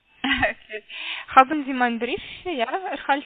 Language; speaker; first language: German; non-native, learner; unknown